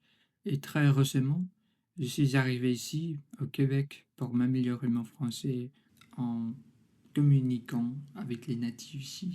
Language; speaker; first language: French; non-native, learner; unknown